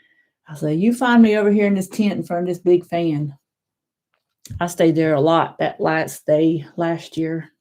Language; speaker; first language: English; native; English